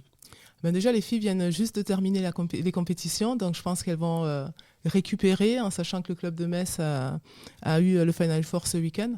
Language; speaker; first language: French; native; French